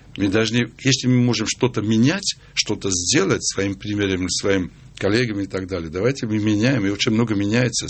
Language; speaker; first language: Russian; non-native, local second language; Armenian